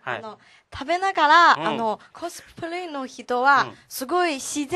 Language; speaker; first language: Japanese; non-native, learner; Chinese